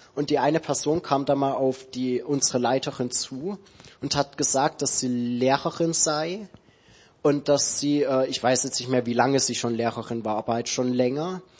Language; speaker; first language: German; native; German